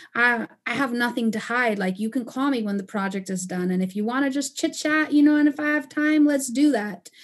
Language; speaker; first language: English; non-native, fluent; Spanish